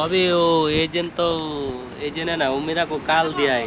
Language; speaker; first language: Hindi; non-native, learner; Bangla